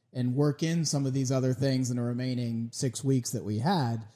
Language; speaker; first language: English; native; English